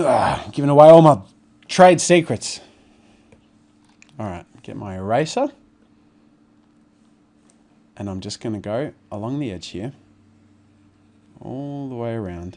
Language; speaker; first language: English; native; English